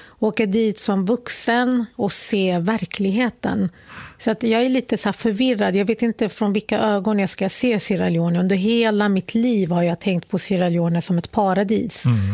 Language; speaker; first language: Swedish; early bilingual, other home language; Arabic